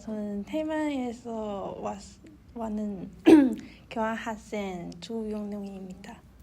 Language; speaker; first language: Korean; non-native, learner; Chinese